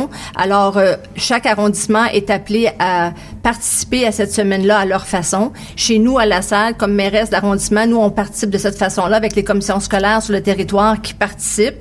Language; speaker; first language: French; native; French